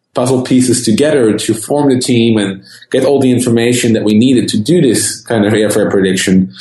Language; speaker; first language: English; non-native, fluent; Dutch